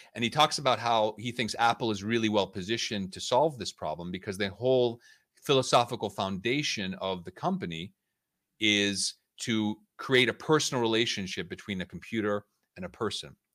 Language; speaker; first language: English; native; English